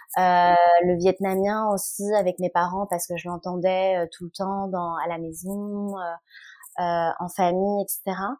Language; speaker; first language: French; early bilingual, other home language; Vietnamese